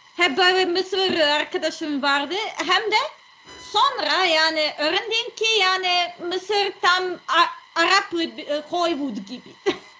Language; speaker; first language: Turkish; non-native, learner; Serbian